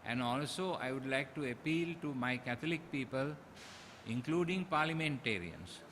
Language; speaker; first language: English; non-native, local second language; Sinhala